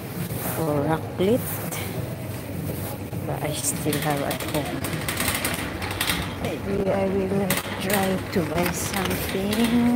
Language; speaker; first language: English; non-native, local second language; Filipino